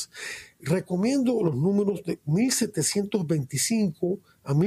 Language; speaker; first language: Spanish; native; Spanish